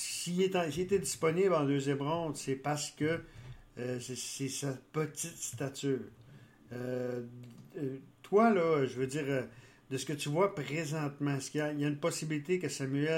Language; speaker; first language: French; native; French